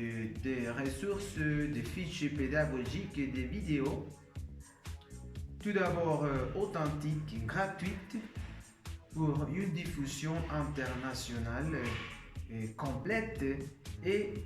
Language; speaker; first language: French; non-native, learner; Spanish